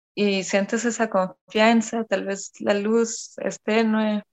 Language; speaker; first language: Spanish; non-native, fluent; German